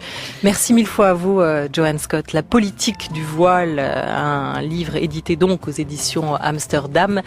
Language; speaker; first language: French; native; French